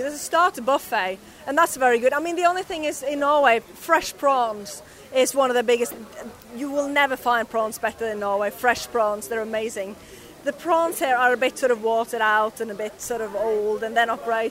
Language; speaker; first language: English; non-native, fluent; Norwegian